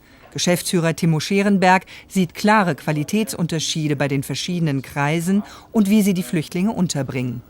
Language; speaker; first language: German; native; German